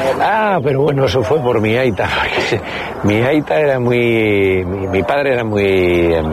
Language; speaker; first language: Spanish; native; Spanish